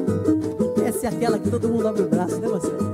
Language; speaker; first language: Portuguese; native; Portuguese